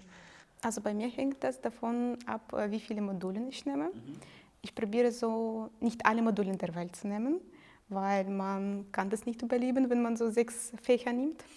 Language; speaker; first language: German; non-native, fluent; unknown